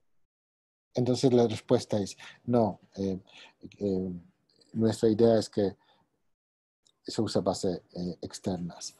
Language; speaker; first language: Spanish; non-native, fluent; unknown